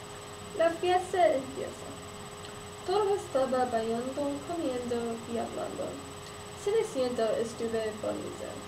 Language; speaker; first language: Spanish; non-native, learner; English